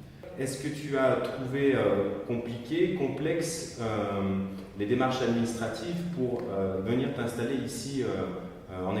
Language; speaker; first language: French; native; French